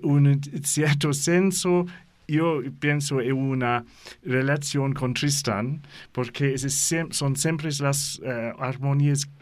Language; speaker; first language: Spanish; non-native, learner; English